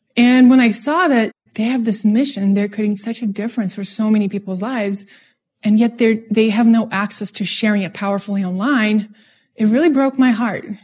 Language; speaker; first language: English; non-native, fluent; Russian